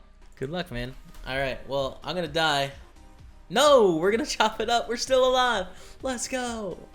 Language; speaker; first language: English; native; English